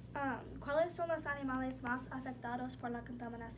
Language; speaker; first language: Spanish; non-native, learner; English